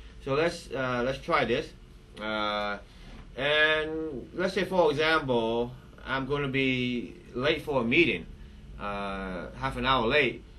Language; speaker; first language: English; native; English